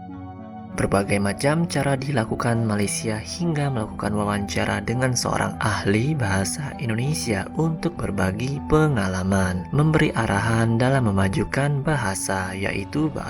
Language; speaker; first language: Indonesian; native; Indonesian